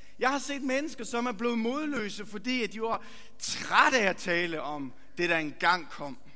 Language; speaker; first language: Danish; native; Danish